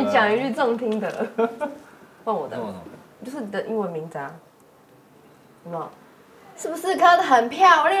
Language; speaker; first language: Chinese; native; Chinese